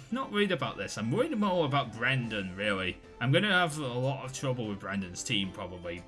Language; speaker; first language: English; native; English